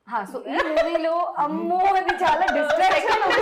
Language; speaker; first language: Telugu; non-native, learner; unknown